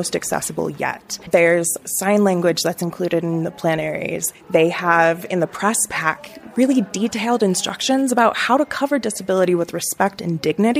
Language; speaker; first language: English; native; English